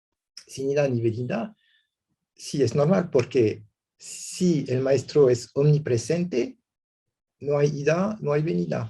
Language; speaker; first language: Spanish; non-native, learner; French